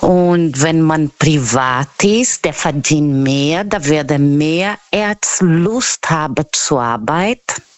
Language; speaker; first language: German; non-native, fluent; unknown